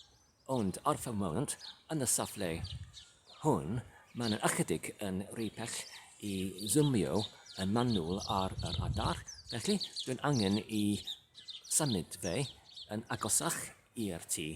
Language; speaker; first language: Welsh; non-native, learner; English